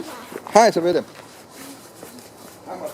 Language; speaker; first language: Romanian; native; Romanian